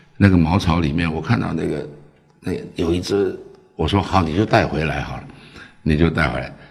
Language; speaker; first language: Chinese; early bilingual, other home language; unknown